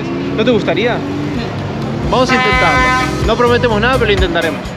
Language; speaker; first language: Spanish; native; Spanish